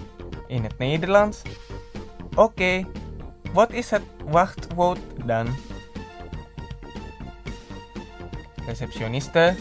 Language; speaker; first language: Dutch; non-native, learner; Indonesian